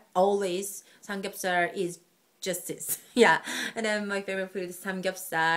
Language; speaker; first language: English; non-native, learner; Korean